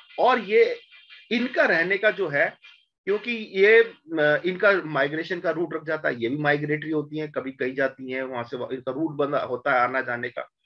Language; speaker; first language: Hindi; native; Hindi